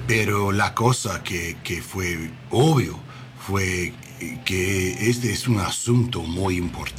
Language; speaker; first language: Spanish; non-native, learner; English